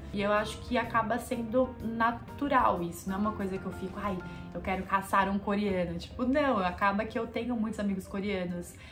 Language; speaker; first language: Portuguese; native; Portuguese